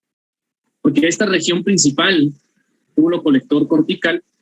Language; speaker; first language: Spanish; native; Spanish